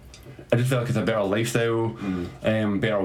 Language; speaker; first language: English; native; English